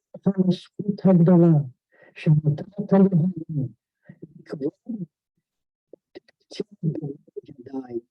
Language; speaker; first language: Hebrew; non-native, fluent; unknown